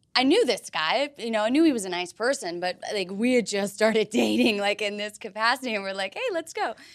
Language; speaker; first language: English; native; English